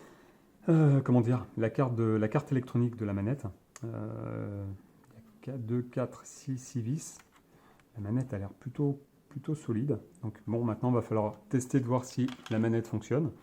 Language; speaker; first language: French; native; French